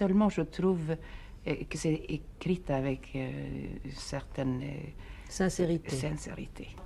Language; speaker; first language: French; non-native, fluent; Swedish